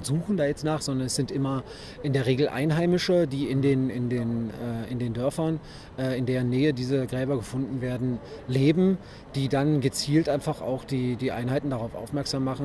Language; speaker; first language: German; native; German